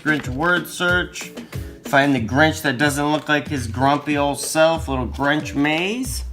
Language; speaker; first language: English; native; English